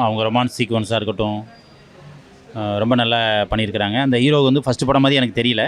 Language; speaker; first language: Tamil; native; Tamil